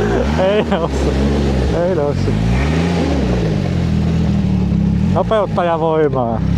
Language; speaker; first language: Finnish; native; Finnish